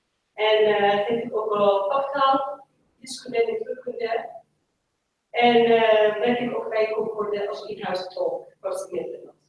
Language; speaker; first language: Dutch; non-native, local second language; Persian